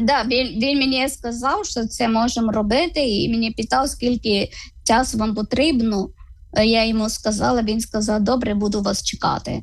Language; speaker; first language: Ukrainian; non-native, learner; Malayalam